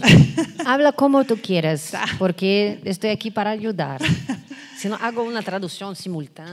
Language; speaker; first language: Spanish; non-native, learner; Portuguese